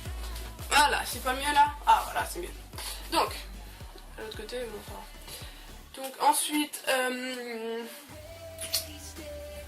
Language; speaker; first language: French; native; French